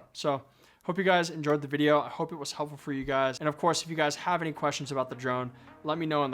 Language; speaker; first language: English; native; English